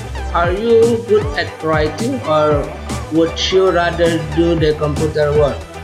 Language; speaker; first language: English; non-native, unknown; Indonesian